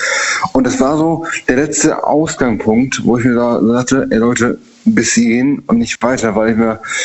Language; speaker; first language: German; native; German